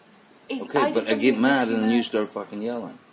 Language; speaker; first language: English; native; English